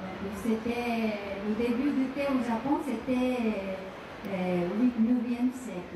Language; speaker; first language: French; non-native, fluent; Japanese